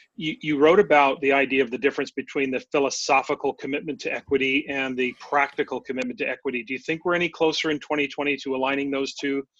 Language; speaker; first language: English; native; English